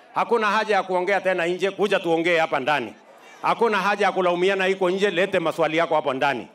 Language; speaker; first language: Swahili; non-native, local second language; Kalenjin